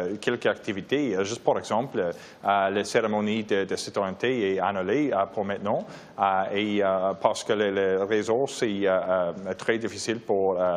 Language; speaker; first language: French; non-native, local second language; English